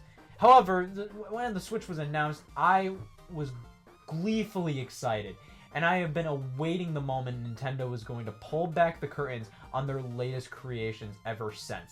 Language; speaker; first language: English; native; English